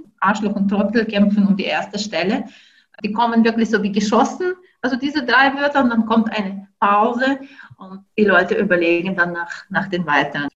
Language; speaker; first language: German; non-native, fluent; Ukrainian